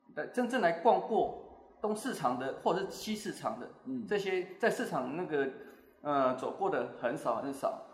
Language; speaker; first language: Chinese; native; Chinese